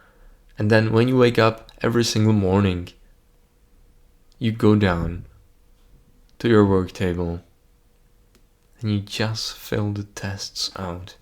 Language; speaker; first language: English; non-native, fluent; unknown